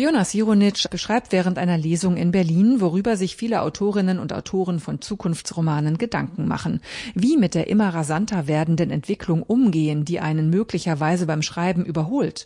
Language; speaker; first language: German; native; German